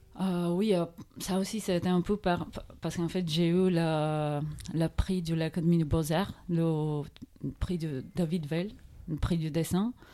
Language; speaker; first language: French; non-native, fluent; Bulgarian